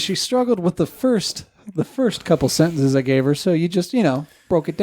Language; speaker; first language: English; native; English